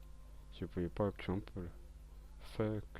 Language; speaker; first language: French; non-native, local second language; Malagasy